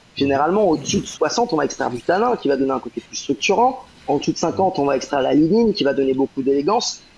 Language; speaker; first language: French; native; French